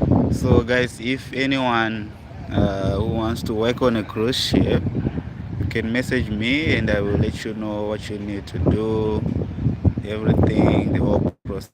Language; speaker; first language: English; non-native, local second language; Shona